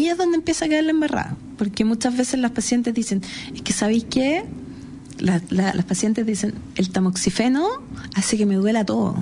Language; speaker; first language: Spanish; native; Spanish